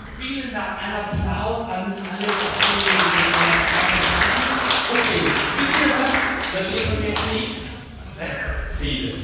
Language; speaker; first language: German; non-native, fluent; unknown